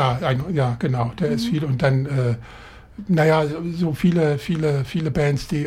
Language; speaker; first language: German; native; German